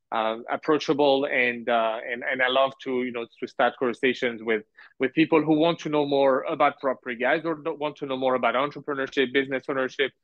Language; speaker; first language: English; early bilingual, heritage; Arabic